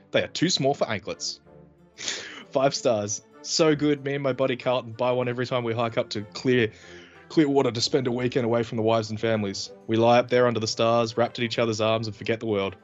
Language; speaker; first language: English; native; English